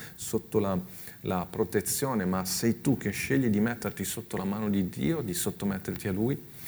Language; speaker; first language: Italian; native; Italian